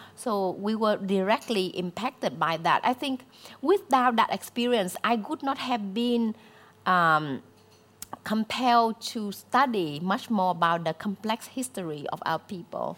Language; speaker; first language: English; non-native, fluent; Vietnamese